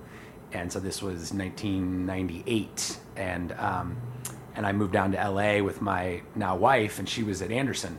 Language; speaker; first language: English; native; English